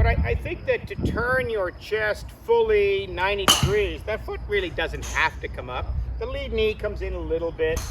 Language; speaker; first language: English; native; English